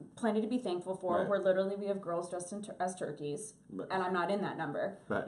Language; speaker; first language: English; native; English